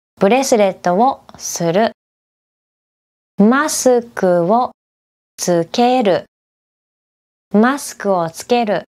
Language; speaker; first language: Japanese; native; Japanese